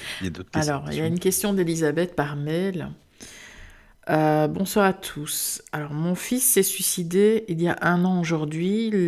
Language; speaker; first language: French; native; French